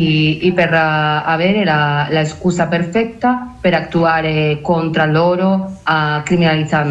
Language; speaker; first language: Italian; non-native, learner; Spanish